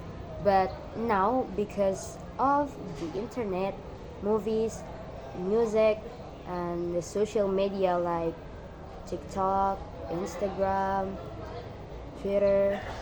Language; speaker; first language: English; non-native, learner; Indonesian